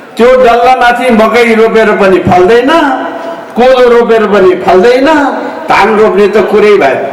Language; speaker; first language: Nepali; native; Nepali